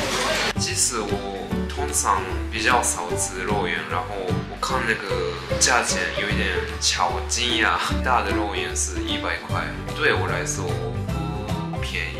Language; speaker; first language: Chinese; non-native, fluent; Japanese